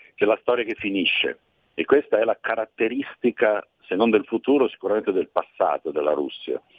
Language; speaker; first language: Italian; native; Italian